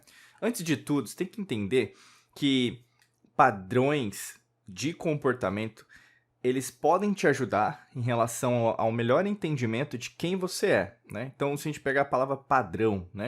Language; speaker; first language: Portuguese; native; Portuguese